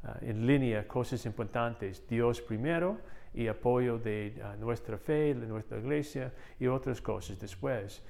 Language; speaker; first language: Spanish; non-native, fluent; English